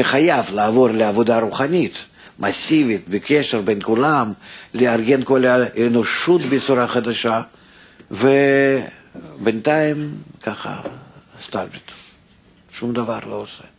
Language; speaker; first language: Hebrew; non-native, fluent; Russian